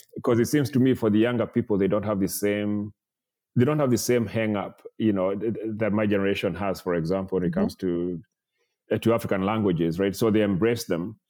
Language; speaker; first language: English; non-native, local second language; Kikuyu